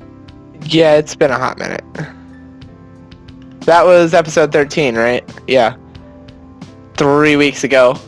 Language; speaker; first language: English; native; English